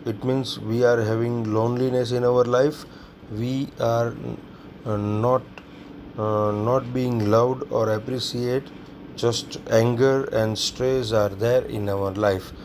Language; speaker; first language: English; non-native, local second language; Gujarati